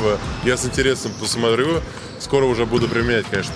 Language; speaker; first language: Russian; native; Russian